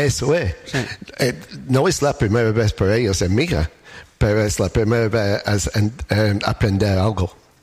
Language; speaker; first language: Spanish; non-native, learner; English